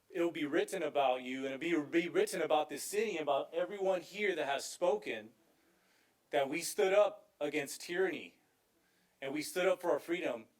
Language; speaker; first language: English; native; English